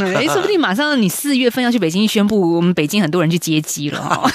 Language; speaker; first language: Chinese; native; Chinese